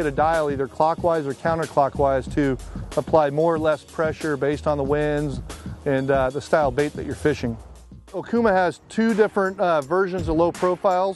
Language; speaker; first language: English; native; English